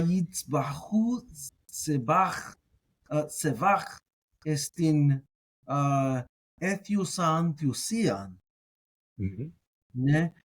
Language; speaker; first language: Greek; non-native, fluent; English